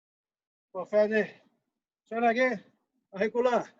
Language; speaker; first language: French; non-native, fluent; Portuguese